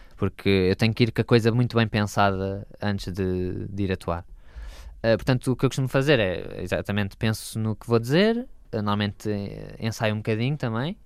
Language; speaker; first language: Portuguese; native; Portuguese